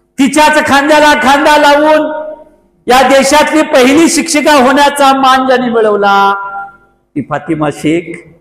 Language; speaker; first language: Marathi; native; Marathi